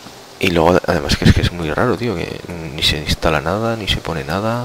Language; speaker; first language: Spanish; native; Spanish